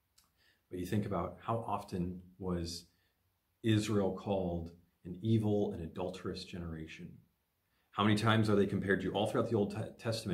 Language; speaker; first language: English; native; English